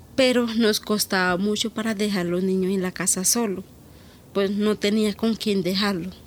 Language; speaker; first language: Spanish; native; Spanish